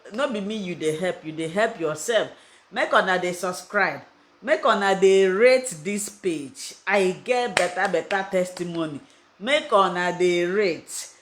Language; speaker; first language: Nigerian Pidgin; non-native, local second language; Igbo